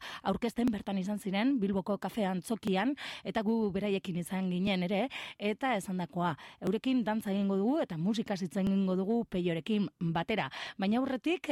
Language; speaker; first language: Basque; native; Basque